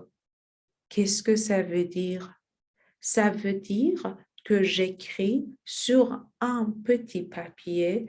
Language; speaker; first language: French; non-native, learner; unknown